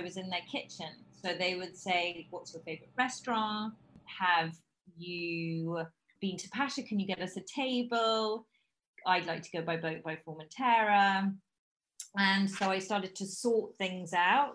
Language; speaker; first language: English; native; English